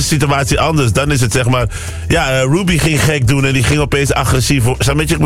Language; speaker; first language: Dutch; native; Dutch